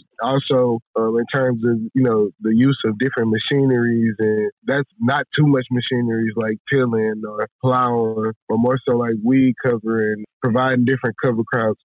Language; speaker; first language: English; native; English